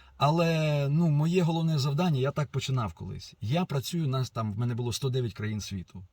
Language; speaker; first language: Ukrainian; non-native, local second language; Russian